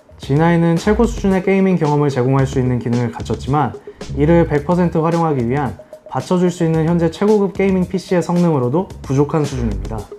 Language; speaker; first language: Korean; native; Korean